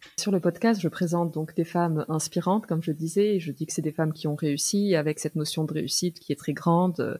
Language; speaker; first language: French; native; French